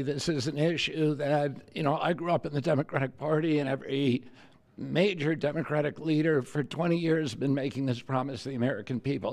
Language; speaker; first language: English; native; English